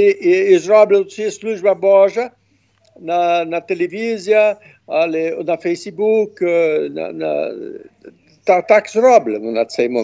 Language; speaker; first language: Ukrainian; early bilingual, heritage; Ukrainian